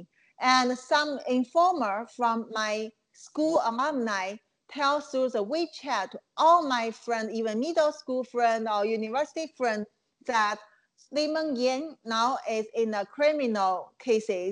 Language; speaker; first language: English; non-native, fluent; Chinese